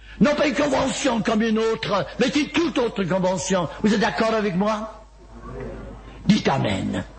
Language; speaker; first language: French; non-native, fluent; Welsh